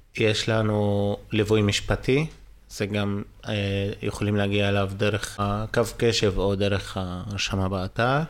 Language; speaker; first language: Hebrew; non-native, local second language; Arabic